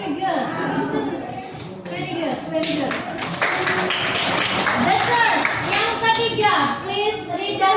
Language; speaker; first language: English; non-native, local second language; Indonesian